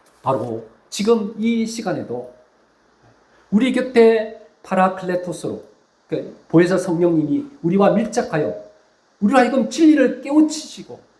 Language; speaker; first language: Korean; native; Korean